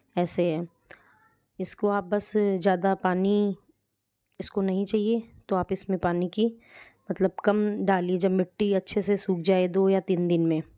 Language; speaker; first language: Hindi; native; Hindi